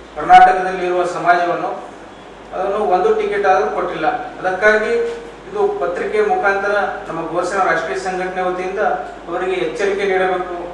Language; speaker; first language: Kannada; non-native, local second language; Lambadi